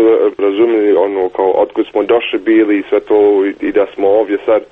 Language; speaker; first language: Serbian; early bilingual, heritage; Bosnian